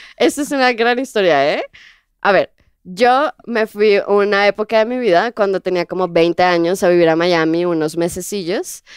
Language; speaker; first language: Spanish; native; Spanish